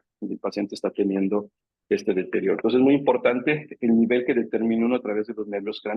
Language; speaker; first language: Spanish; native; Spanish